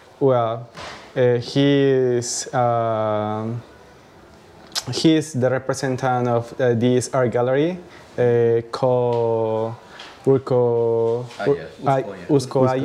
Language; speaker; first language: English; non-native, learner; Spanish